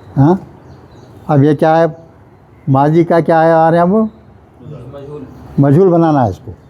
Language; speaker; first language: Urdu; native; Urdu